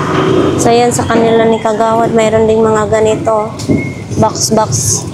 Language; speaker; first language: Filipino; native; Filipino